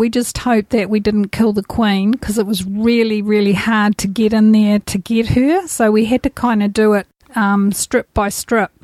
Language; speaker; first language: English; native; English